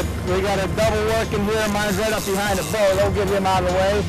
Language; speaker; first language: English; native; English